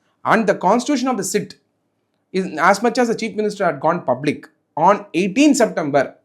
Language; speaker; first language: English; non-native, local second language; Tamil